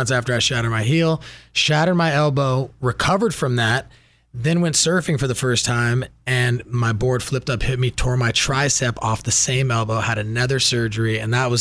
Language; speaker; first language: English; native; English